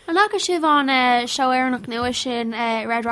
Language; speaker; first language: Irish; non-native, local second language; English